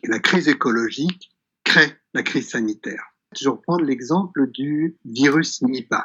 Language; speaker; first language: French; native; French